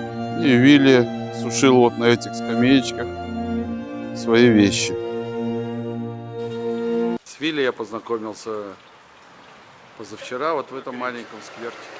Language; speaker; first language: Russian; native; Russian